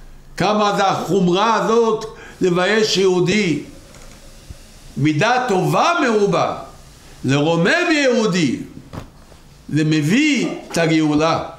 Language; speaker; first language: Hebrew; non-native, local second language; Yiddish